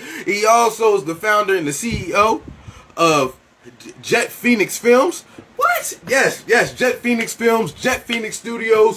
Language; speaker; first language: English; native; English